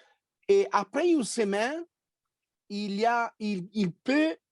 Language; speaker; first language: French; non-native, fluent; Italian